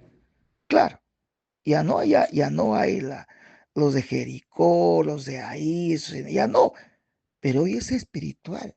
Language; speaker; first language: Spanish; native; Spanish